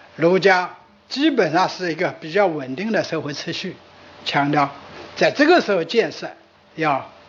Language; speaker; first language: Chinese; native; Chinese